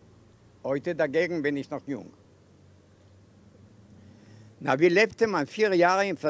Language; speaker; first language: German; non-native, fluent; Yiddish